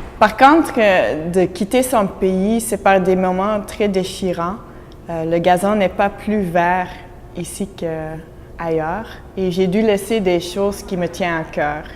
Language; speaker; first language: French; non-native, local second language; Dutch